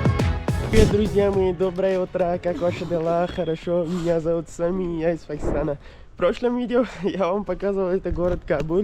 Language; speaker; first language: Russian; non-native, learner; Pashto